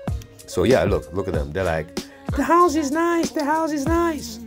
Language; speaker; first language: English; non-native, fluent; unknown